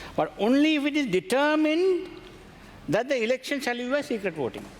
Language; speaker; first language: English; non-native, local second language; Sinhala